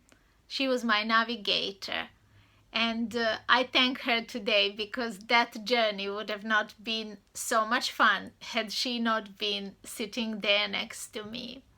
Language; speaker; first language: English; non-native, fluent; Serbian